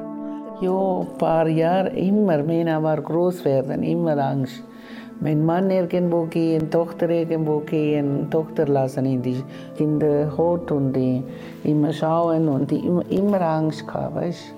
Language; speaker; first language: German; non-native, learner; Tamil